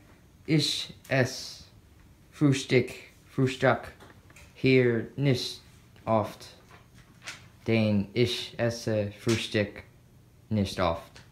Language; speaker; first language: German; non-native, learner; English